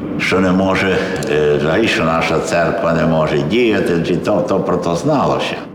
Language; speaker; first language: Ukrainian; early bilingual, heritage; Ukrainian